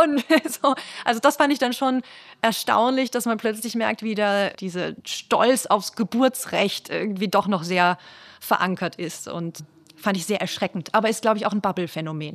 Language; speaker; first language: German; native; German